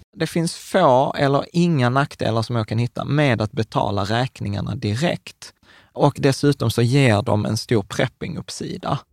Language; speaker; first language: Swedish; early bilingual, other home language; Czech